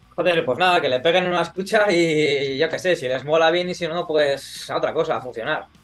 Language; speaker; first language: Spanish; native; Spanish